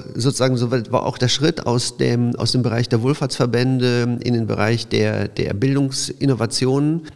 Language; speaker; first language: German; early bilingual, other home language; Polish